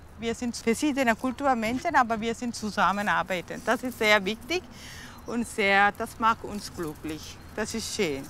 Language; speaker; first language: German; non-native, learner; Tamil